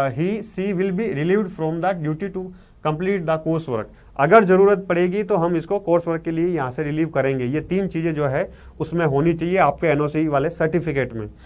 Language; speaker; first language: Hindi; native; Hindi